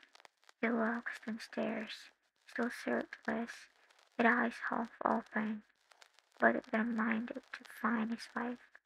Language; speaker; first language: English; non-native, learner; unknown